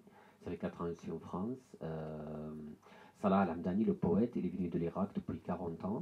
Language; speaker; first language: French; non-native, learner; Arabic